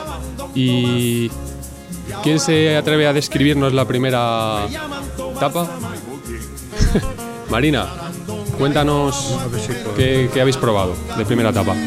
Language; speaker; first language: Spanish; native; Spanish